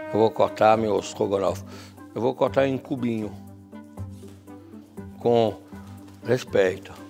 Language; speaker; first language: Portuguese; non-native, fluent; French